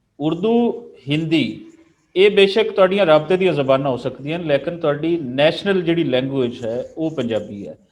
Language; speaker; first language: Punjabi; native; Punjabi